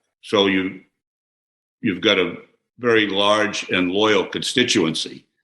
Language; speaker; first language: English; native; English